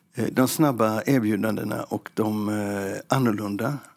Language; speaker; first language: Swedish; native; Swedish